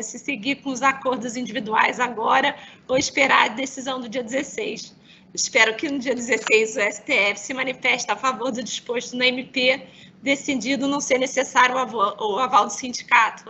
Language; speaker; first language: Portuguese; native; Portuguese